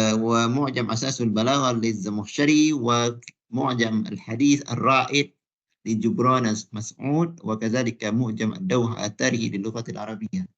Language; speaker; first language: Arabic; non-native, fluent; Malay